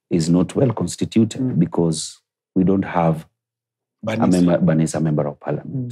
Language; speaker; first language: English; non-native, local second language; Luo (Kenya and Tanzania)